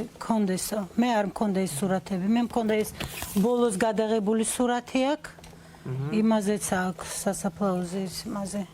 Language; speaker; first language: Georgian; non-native, local second language; Azerbaijani